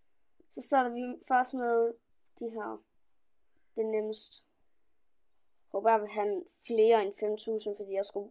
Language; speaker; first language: Danish; early bilingual, other home language; Polish